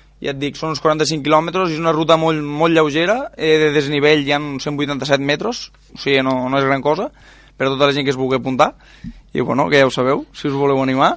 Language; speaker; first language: Catalan; native; Catalan